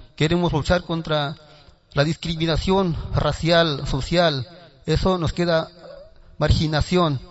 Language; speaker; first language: Spanish; non-native, local second language; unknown